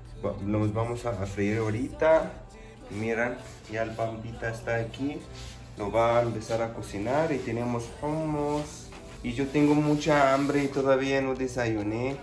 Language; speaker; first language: Spanish; non-native, fluent; Arabic